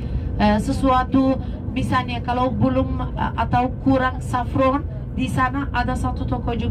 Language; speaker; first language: Indonesian; non-native, fluent; Turkish